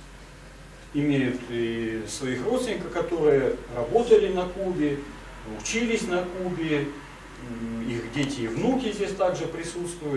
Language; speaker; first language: Russian; native; Russian